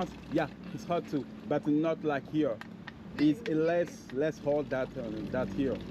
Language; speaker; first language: English; non-native, learner; French